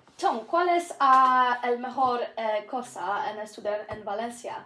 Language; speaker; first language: Spanish; non-native, learner; English